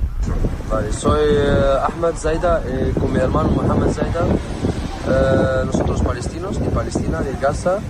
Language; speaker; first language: Spanish; non-native, learner; Arabic